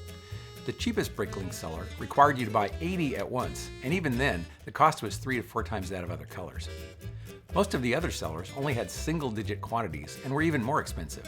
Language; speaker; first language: English; native; English